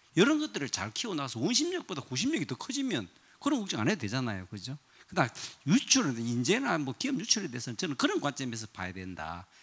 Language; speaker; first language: Korean; native; Korean